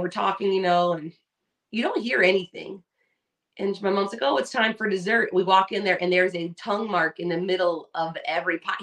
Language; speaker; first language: English; native; English